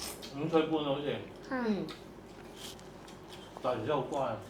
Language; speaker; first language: Cantonese; native; Cantonese